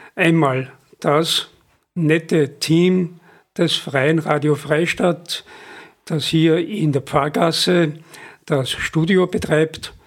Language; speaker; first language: German; native; German